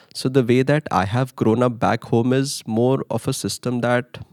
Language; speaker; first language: English; non-native, local second language; Hindi